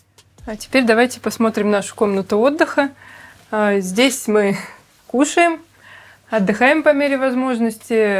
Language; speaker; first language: Russian; native; Russian